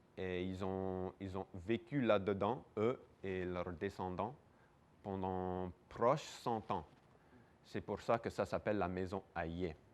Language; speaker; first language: French; non-native, local second language; English